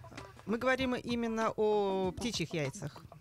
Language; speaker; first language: Russian; native; Russian